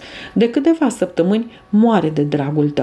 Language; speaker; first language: Romanian; native; Romanian